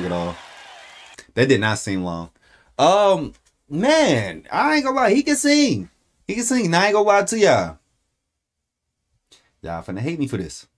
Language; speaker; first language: English; native; English